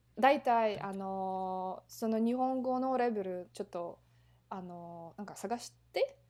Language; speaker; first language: Japanese; non-native, learner; Russian